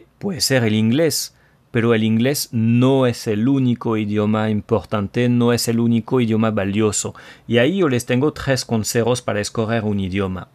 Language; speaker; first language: Spanish; non-native, fluent; French